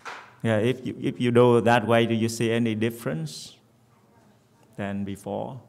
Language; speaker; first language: English; non-native, fluent; Vietnamese